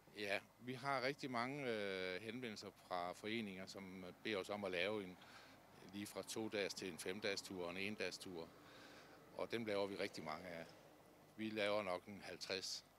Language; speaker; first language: Danish; native; Danish